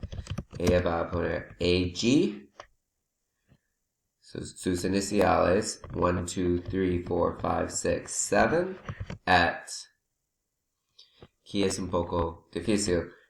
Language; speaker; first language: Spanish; non-native, learner; English